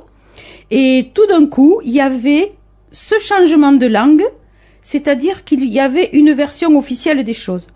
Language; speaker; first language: French; native; French